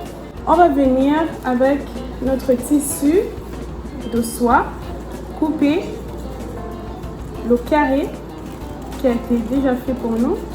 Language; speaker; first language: French; native; French